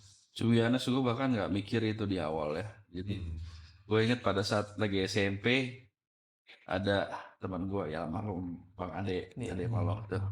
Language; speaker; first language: Indonesian; native; Indonesian